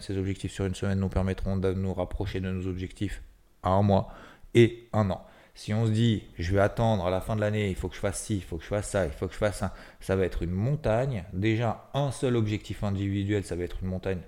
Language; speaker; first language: French; native; French